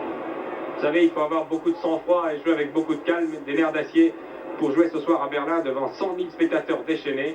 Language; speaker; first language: French; native; French